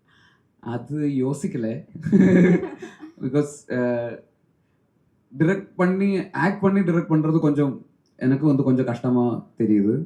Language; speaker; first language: Tamil; non-native, learner; Malayalam